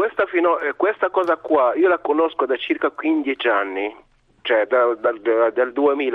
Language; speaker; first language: Italian; non-native, fluent; Arabic